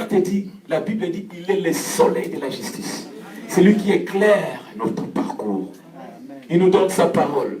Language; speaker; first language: French; non-native, local second language; Lingala